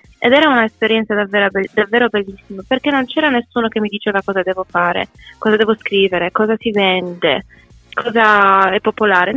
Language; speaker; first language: Italian; non-native, fluent; Polish